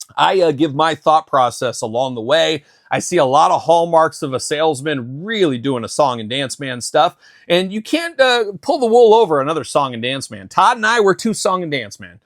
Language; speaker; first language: English; native; English